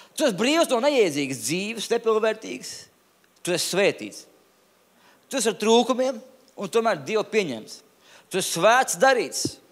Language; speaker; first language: Latvian; non-native, local second language; Russian